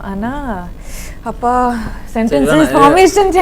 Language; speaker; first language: Tamil; non-native, learner; Kodava